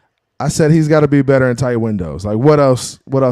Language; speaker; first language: English; native; English